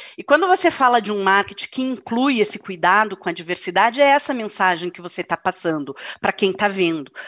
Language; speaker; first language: Portuguese; native; Portuguese